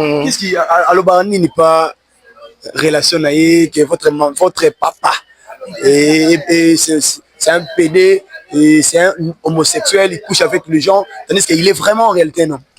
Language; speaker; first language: French; non-native, local second language; Lingala